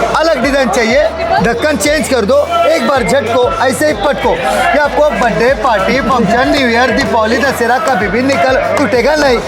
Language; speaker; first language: Hindi; native; Hindi